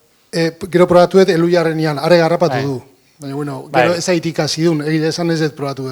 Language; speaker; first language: Basque; native; Basque